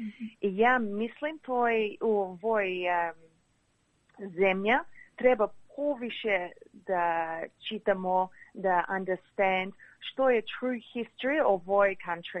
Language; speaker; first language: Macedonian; early bilingual, heritage; English